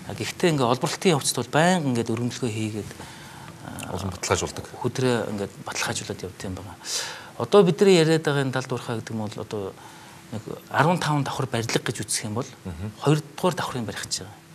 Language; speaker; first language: Mongolian; native; Mongolian